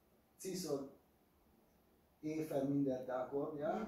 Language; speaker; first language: German; non-native, fluent; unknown